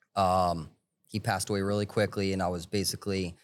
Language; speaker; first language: English; early bilingual, other home language; Hebrew